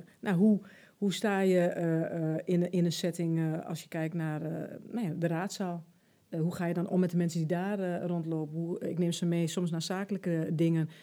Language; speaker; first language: Dutch; early bilingual, other home language; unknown